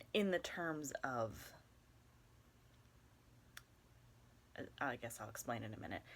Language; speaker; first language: English; native; English